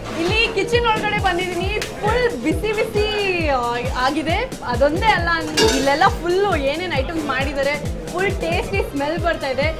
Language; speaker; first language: Kannada; native; Kannada